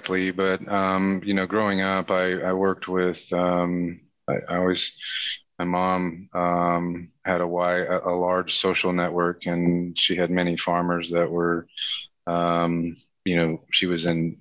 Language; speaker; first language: English; native; English